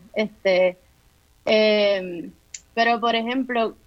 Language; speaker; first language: Spanish; native; Spanish